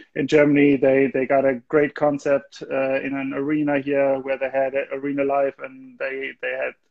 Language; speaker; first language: English; non-native, fluent; German